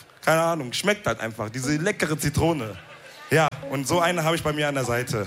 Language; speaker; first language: German; early bilingual, other home language; Wolof